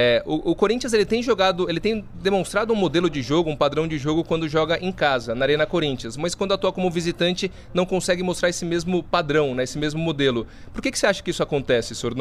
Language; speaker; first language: Portuguese; native; Portuguese